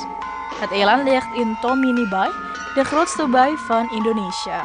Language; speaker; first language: Dutch; non-native, fluent; Indonesian